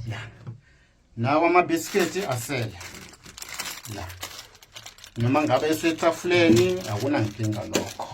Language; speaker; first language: Zulu; native; Zulu